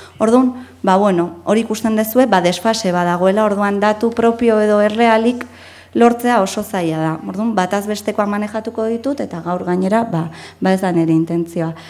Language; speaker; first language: Basque; non-native, local second language; Spanish